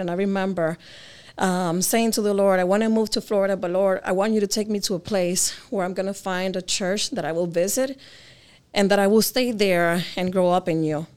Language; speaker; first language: English; native; English